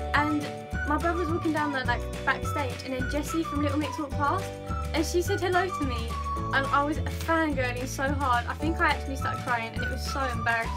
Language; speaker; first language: English; native; English